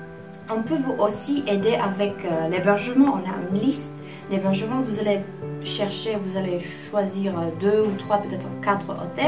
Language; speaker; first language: French; non-native, fluent; Czech